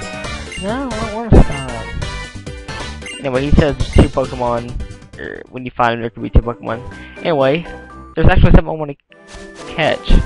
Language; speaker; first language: English; native; English